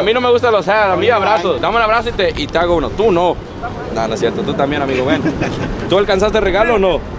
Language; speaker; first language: Spanish; early bilingual, other home language; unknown